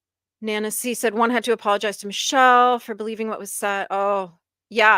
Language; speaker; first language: English; native; English